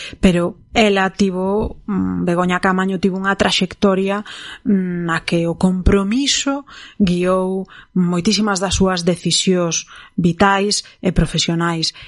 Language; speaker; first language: Galician; non-native, local second language; Spanish